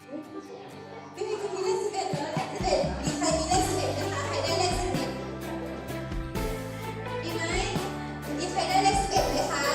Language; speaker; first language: Thai; non-native, local second language; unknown